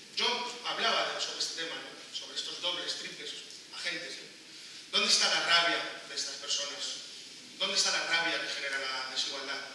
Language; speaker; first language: Spanish; native; Spanish